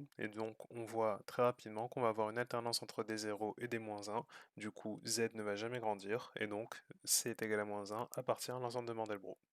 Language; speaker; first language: French; native; French